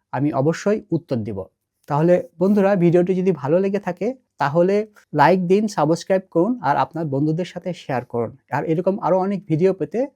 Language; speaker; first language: Bangla; native; Bangla